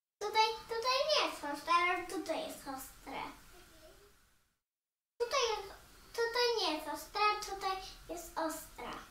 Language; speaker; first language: Polish; early bilingual, heritage; English